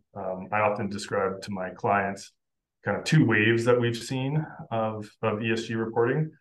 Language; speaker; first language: English; native; English